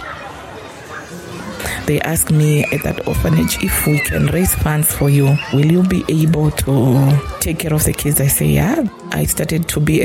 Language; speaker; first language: English; non-native, local second language; Shona